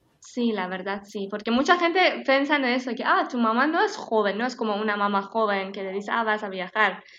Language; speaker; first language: Spanish; non-native, fluent; Persian